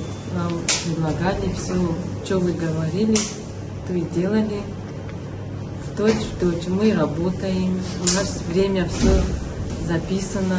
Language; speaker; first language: Russian; non-native, fluent; Tajik